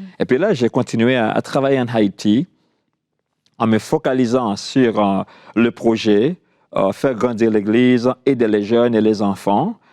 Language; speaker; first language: French; non-native, local second language; Haitian Creole